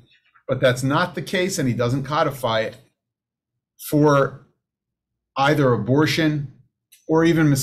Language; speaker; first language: English; native; English